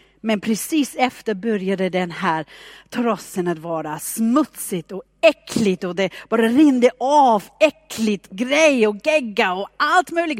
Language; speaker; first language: Swedish; non-native, fluent; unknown